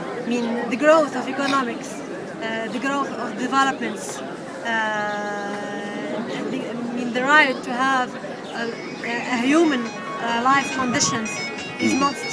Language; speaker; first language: English; non-native, fluent; Arabic